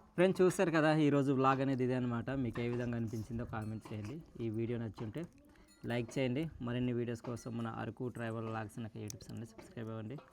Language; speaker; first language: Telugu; non-native, local second language; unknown